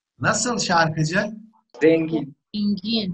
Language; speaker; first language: Turkish; non-native, learner; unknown